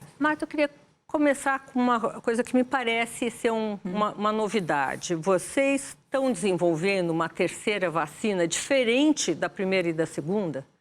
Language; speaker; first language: Portuguese; native; Portuguese